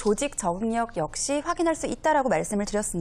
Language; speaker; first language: Korean; native; Korean